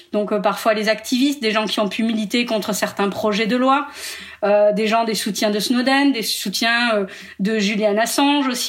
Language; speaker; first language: French; native; French